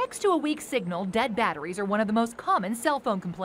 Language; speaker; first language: English; native; English